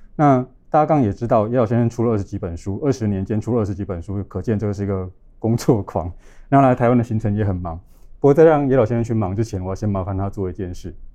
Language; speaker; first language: Chinese; native; Chinese